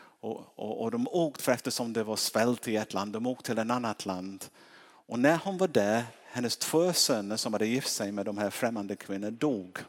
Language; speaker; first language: Swedish; non-native, fluent; English